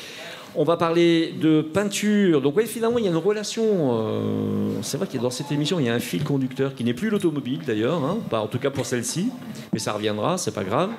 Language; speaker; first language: French; native; French